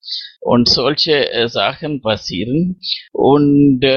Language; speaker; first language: German; non-native, fluent; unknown